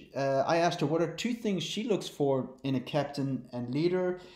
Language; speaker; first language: English; native; English